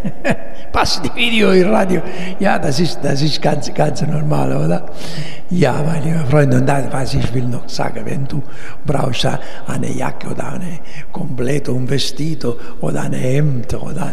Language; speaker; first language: German; non-native, fluent; Italian